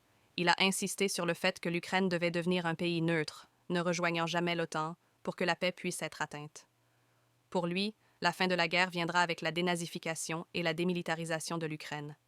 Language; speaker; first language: French; native; French